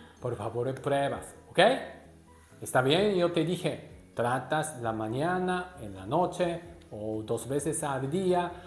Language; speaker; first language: Spanish; non-native, learner; Japanese